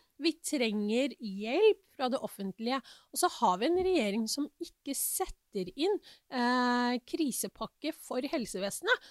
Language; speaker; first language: Norwegian; early bilingual, other home language; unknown